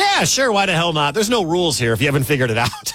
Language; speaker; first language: English; native; English